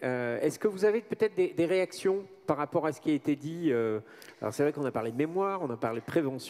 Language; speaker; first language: French; native; French